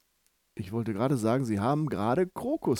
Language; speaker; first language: German; native; German